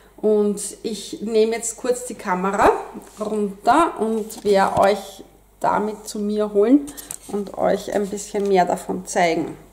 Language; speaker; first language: German; native; German